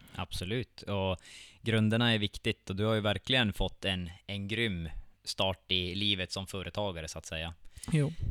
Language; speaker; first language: Swedish; native; Swedish